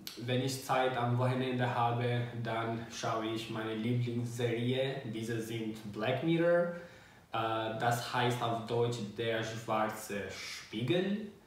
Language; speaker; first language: German; non-native, learner; Albanian